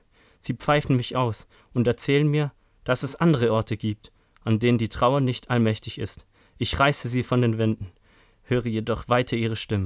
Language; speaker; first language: German; native; German